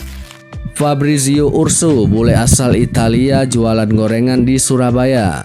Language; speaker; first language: Indonesian; native; Indonesian